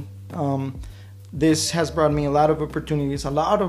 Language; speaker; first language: English; non-native, fluent; Spanish